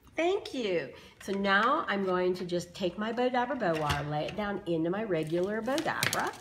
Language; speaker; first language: English; native; English